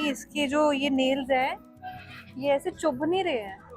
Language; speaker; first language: Hindi; native; Hindi